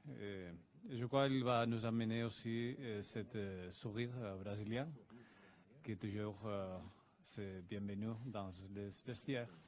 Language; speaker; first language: French; non-native, fluent; Spanish